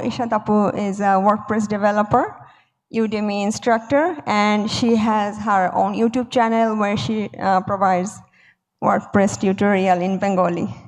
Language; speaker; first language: English; non-native, local second language; Bangla